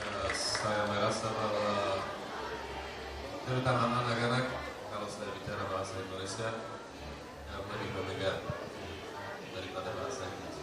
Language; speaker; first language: Indonesian; non-native, fluent; Slovak